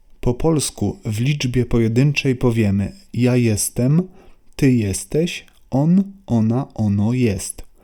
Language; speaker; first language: Polish; native; Polish